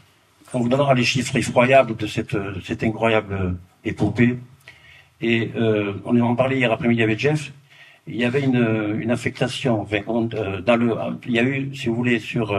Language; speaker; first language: French; native; French